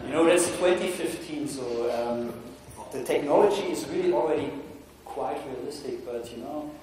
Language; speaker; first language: English; non-native, fluent; German